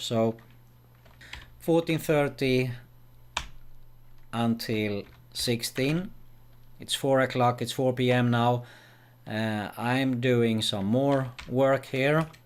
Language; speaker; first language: English; non-native, fluent; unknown